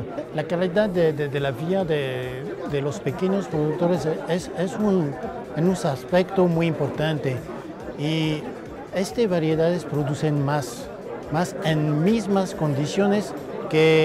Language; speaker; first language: Spanish; non-native, fluent; French